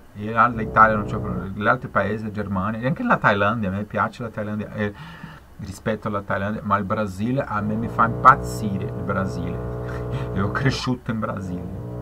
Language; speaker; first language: Italian; non-native, fluent; Spanish